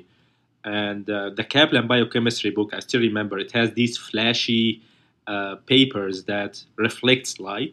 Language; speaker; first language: English; non-native, fluent; Arabic